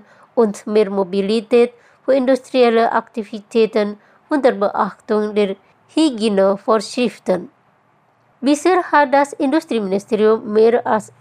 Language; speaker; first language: German; non-native, fluent; Indonesian